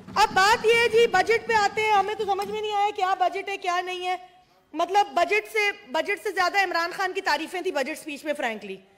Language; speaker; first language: Urdu; non-native, local second language; Sindhi